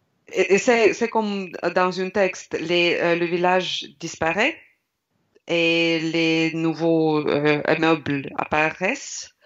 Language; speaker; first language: French; non-native, learner; Russian